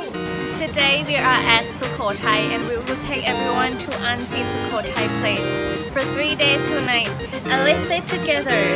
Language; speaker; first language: English; non-native, learner; Thai